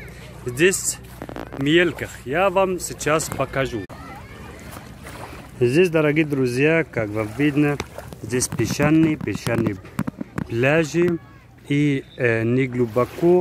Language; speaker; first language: Russian; non-native, fluent; Arabic